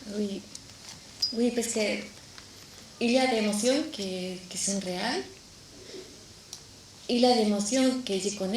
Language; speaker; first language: French; non-native, learner; Spanish